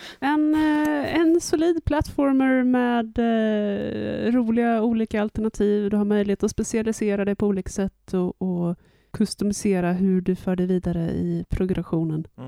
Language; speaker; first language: Swedish; native; Swedish